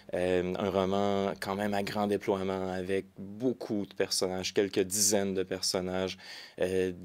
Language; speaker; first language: French; native; French